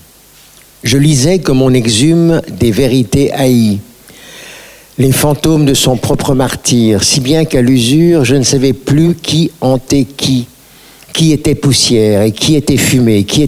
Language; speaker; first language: French; native; French